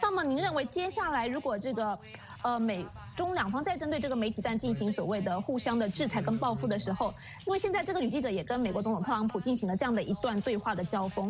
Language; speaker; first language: Chinese; native; Chinese